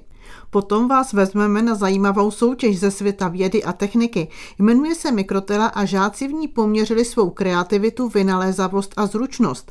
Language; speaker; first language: Czech; native; Czech